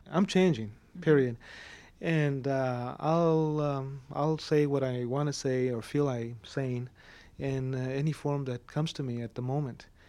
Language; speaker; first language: English; early bilingual, other home language; Spanish